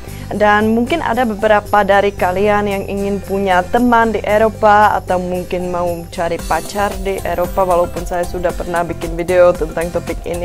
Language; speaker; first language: Indonesian; non-native, fluent; Czech